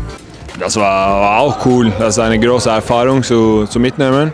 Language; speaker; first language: German; non-native, learner; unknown